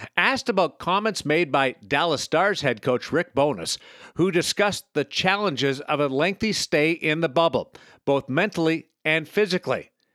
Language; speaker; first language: English; native; English